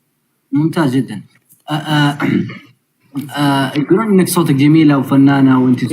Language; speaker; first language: Arabic; native; Arabic